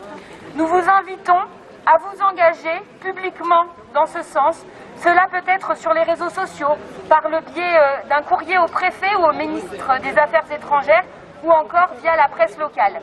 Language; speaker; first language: French; native; French